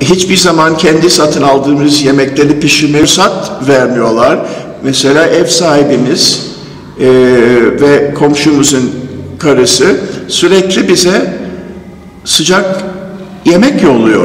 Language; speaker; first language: Turkish; non-native, fluent; English